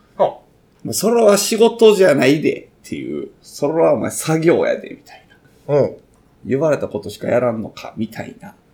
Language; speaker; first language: Japanese; native; Japanese